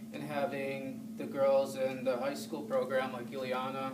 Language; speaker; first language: English; non-native, fluent; Thai